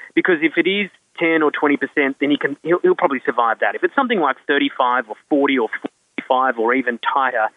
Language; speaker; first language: English; native; English